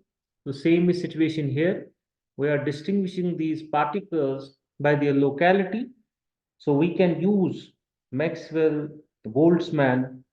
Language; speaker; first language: English; non-native, local second language; Kashmiri